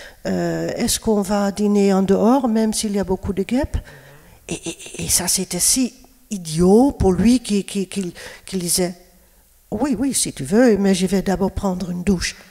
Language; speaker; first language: French; non-native, fluent; Dutch